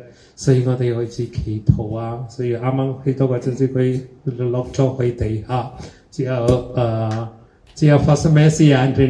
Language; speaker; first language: Cantonese; early bilingual, heritage; Cantonese